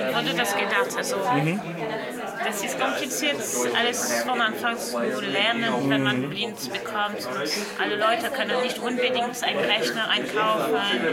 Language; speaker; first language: German; non-native, learner; French